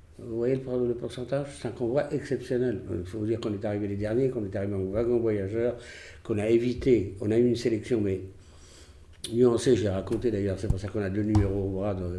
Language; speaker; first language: French; early bilingual, other home language; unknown